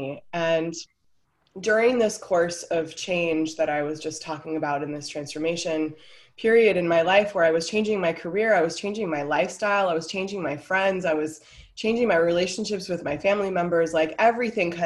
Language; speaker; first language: English; native; English